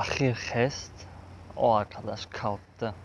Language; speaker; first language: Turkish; non-native, fluent; Tajik